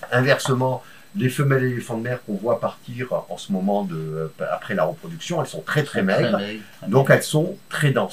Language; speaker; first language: French; native; French